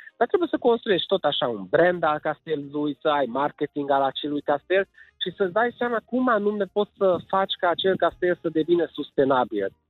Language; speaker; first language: Romanian; non-native, local second language; Hungarian